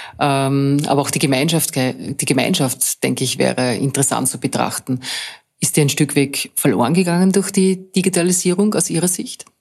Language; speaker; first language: German; native; German